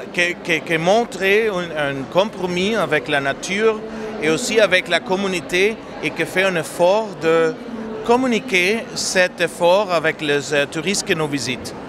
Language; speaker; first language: French; non-native, fluent; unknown